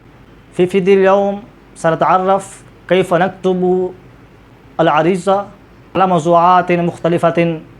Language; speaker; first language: Arabic; non-native, fluent; Urdu